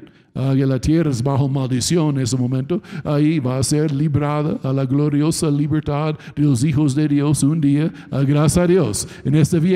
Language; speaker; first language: Spanish; non-native, fluent; English